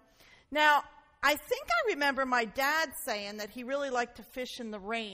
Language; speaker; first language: English; native; English